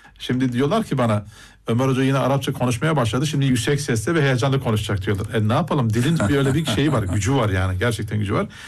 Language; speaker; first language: Turkish; native; Turkish